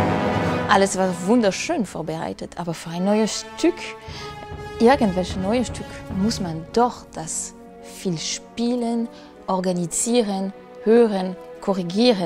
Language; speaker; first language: German; non-native, fluent; French